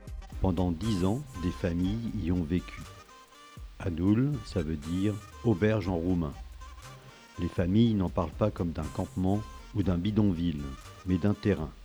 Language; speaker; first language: French; native; French